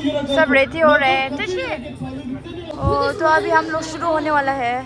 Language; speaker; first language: Hindi; non-native, local second language; Tibetan